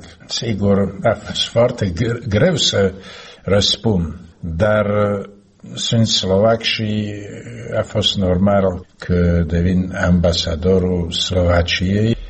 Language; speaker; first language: Romanian; non-native, learner; Slovak